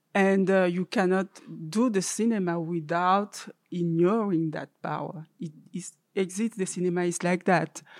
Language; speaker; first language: English; non-native, learner; French